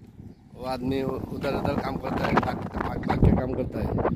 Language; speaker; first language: Hindi; non-native, learner; Bangla